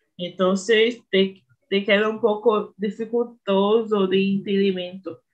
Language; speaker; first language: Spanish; non-native, learner; Portuguese